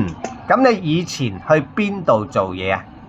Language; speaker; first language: Cantonese; native; Cantonese